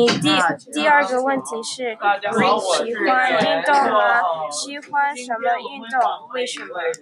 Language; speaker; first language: Chinese; non-native, learner; English